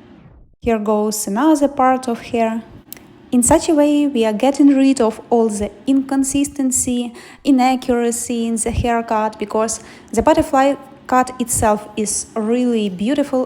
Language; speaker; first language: English; non-native, fluent; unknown